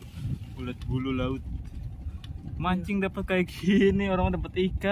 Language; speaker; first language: Indonesian; non-native, local second language; Sundanese